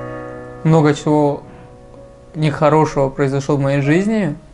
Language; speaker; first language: Russian; non-native, local second language; Tajik